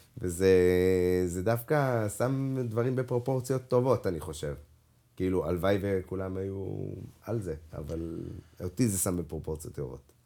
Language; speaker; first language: Hebrew; non-native, local second language; Arabic